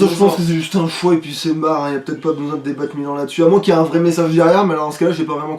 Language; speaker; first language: French; native; French